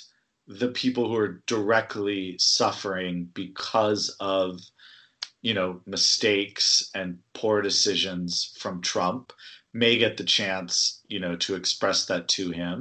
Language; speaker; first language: English; native; English